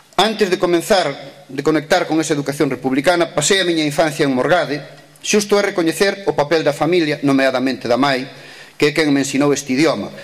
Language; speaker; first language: Galician; native; Galician